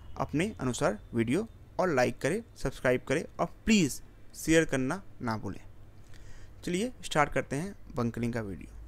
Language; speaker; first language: Hindi; native; Hindi